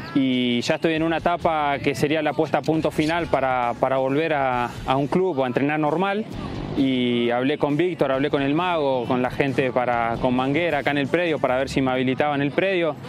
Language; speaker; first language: Spanish; native; Spanish